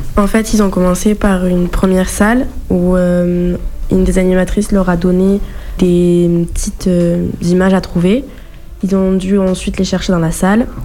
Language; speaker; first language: French; native; French